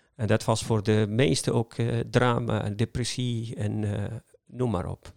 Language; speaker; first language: Dutch; non-native, fluent; Arabic